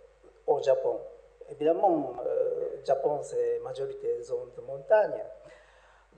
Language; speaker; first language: French; non-native, learner; Japanese